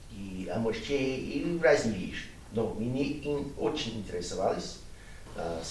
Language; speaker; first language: Russian; non-native, learner; English